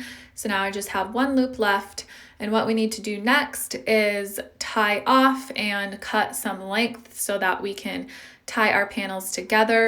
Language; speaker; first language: English; native; English